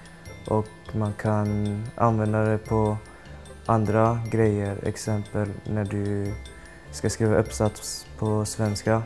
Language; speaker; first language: Swedish; early bilingual, other home language; Chinese